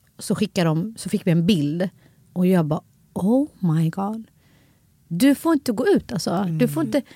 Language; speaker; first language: Swedish; early bilingual, other home language; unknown